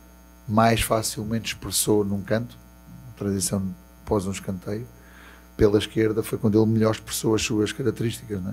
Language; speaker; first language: Portuguese; native; Portuguese